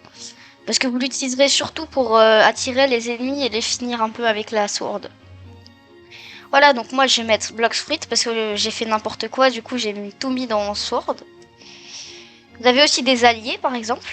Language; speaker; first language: French; native; French